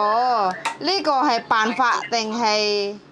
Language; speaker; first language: Cantonese; non-native, learner; Javanese